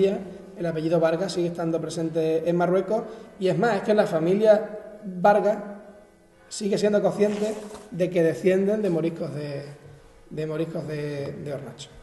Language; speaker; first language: Spanish; native; Spanish